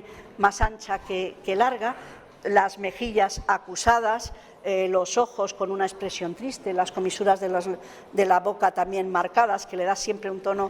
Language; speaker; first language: Spanish; native; Spanish